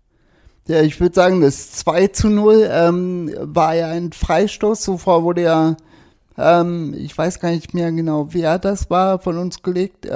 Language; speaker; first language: German; native; German